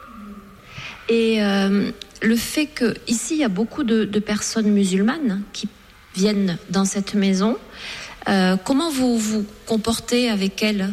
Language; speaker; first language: French; native; French